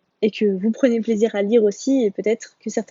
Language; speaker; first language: French; native; French